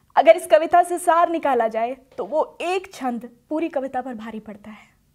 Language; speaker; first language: Hindi; native; Hindi